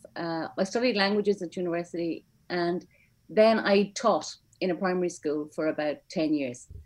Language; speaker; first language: English; native; English